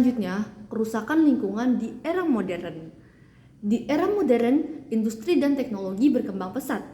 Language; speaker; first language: Indonesian; native; Indonesian